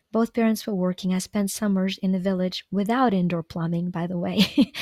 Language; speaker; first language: English; non-native, fluent; Ukrainian